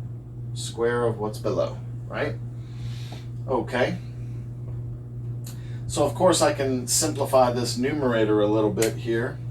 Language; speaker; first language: English; native; English